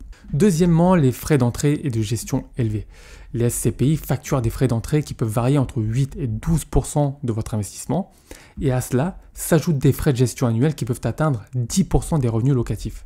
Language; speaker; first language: French; native; French